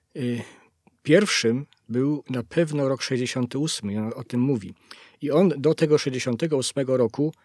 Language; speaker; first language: Polish; native; Polish